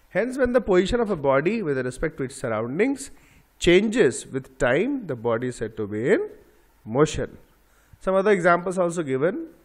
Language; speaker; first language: English; non-native, local second language; Bangla